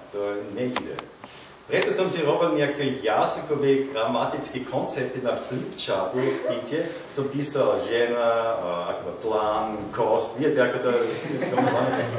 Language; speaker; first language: Slovak; non-native, learner; German